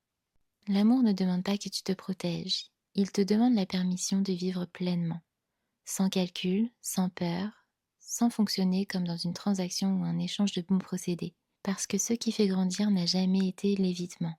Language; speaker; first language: French; native; French